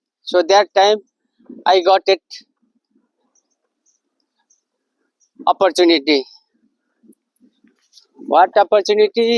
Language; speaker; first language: English; non-native, learner; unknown